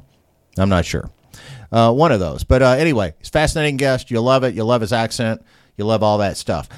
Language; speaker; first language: English; native; English